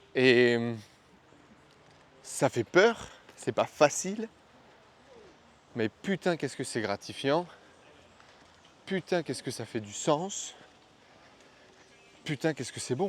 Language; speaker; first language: French; native; French